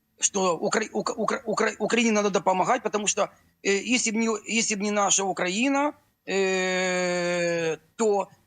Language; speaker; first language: Ukrainian; non-native, local second language; Russian